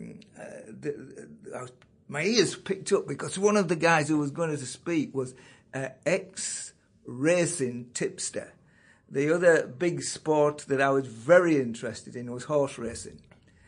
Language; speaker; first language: English; native; English